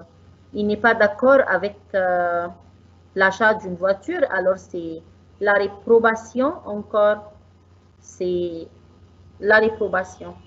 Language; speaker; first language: French; non-native, fluent; Arabic